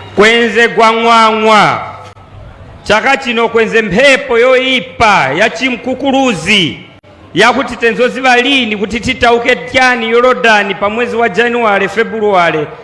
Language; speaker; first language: Nyanja; native; Nyanja